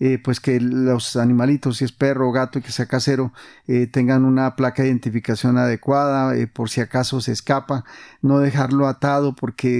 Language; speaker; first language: Spanish; native; Spanish